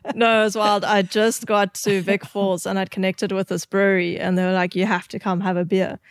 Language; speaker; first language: English; native; English